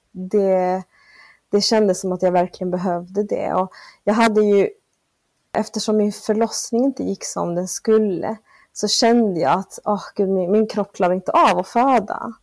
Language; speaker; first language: Swedish; early bilingual, other home language; Spanish